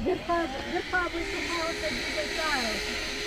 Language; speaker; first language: German; non-native, learner; Russian